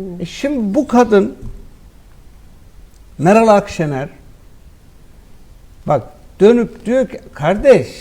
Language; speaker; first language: Turkish; native; Turkish